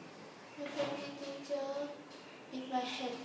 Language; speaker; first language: English; non-native, learner; Vietnamese